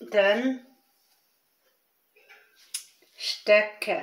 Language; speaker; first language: German; non-native, learner; Chinese